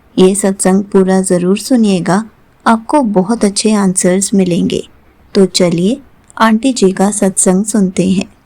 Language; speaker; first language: Hindi; native; Hindi